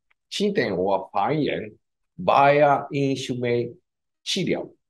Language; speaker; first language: Chinese; non-native, learner; Japanese